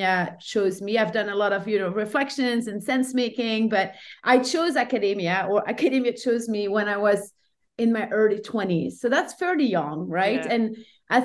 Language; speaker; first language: English; non-native, fluent; French